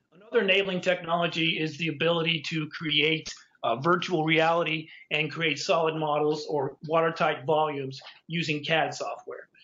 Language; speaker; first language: English; native; English